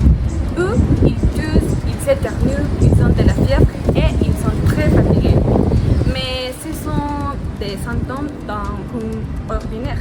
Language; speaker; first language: French; non-native, learner; Spanish